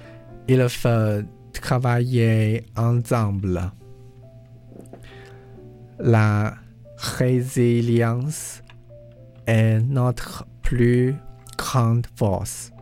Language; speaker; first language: French; non-native, learner; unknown